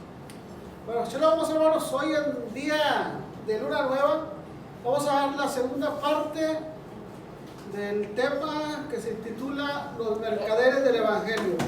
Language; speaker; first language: Spanish; native; Spanish